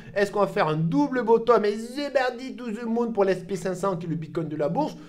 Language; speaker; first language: French; native; French